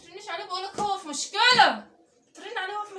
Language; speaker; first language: Arabic; native; Arabic